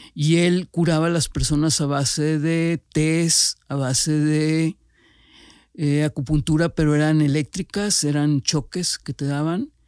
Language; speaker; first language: Spanish; native; Spanish